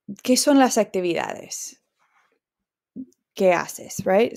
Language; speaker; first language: Spanish; non-native, fluent; English